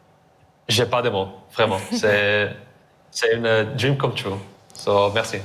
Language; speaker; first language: French; non-native, learner; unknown